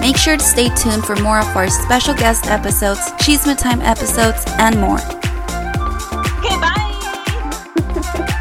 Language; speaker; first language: English; early bilingual, other home language; Spanish